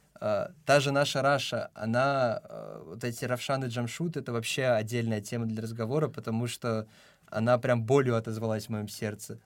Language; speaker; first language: Russian; non-native, local second language; Tajik